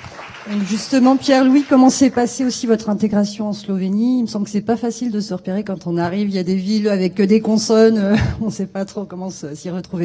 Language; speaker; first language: French; native; French